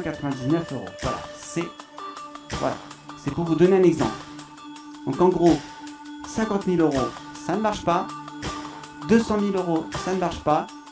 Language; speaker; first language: French; native; French